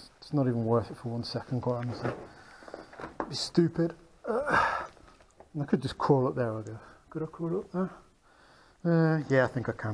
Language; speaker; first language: English; native; English